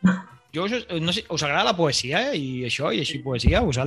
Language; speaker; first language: Catalan; native; Catalan